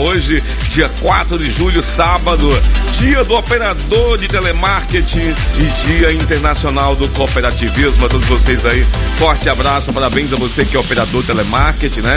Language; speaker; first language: Portuguese; native; Portuguese